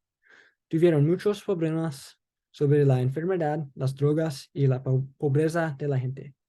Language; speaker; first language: Spanish; non-native, learner; English